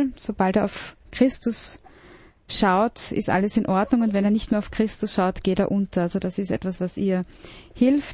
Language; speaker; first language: German; native; German